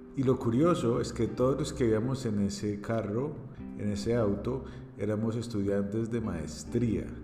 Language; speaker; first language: Spanish; native; Spanish